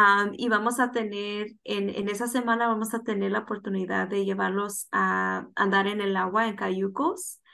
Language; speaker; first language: Spanish; early bilingual, heritage; Spanish